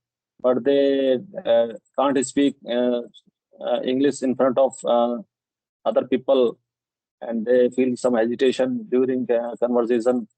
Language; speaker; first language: English; non-native, local second language; Hindi